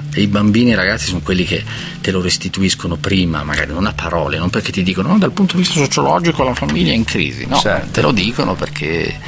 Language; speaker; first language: Italian; native; Italian